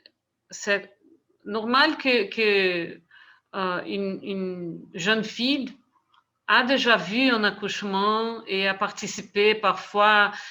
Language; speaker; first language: French; non-native, fluent; Portuguese